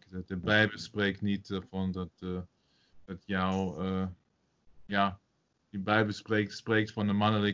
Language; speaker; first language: Dutch; non-native, fluent; German